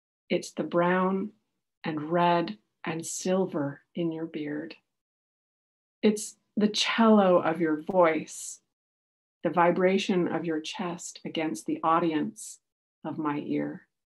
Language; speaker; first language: English; native; English